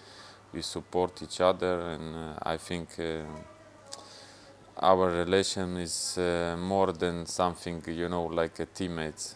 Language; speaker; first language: English; non-native, fluent; Russian